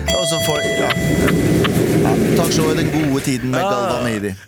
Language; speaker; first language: Norwegian; native; Norwegian